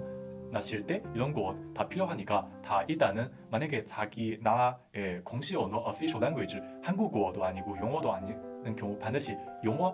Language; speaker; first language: Korean; non-native, fluent; Chinese